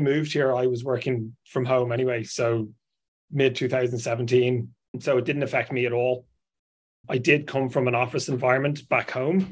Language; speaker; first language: English; native; English